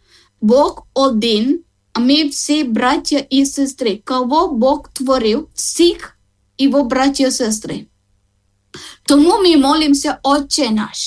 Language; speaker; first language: Ukrainian; non-native, learner; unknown